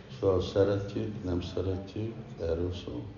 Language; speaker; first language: Hungarian; early bilingual, heritage; Hungarian